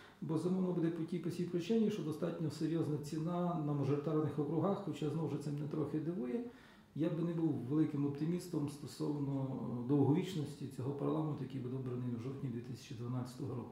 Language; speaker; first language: Ukrainian; native; Ukrainian